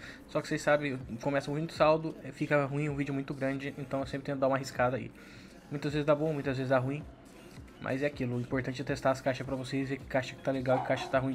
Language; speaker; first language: Portuguese; native; Portuguese